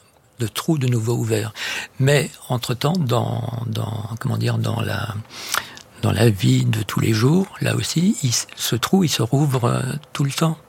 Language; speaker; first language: French; native; French